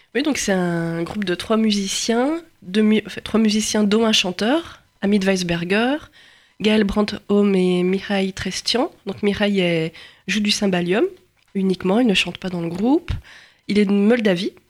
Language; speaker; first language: French; native; French